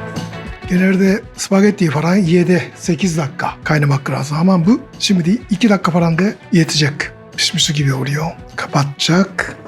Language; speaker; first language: Turkish; non-native, learner; Japanese